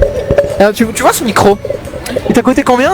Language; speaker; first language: French; native; French